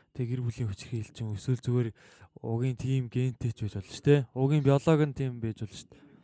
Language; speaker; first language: Mongolian; native; Mongolian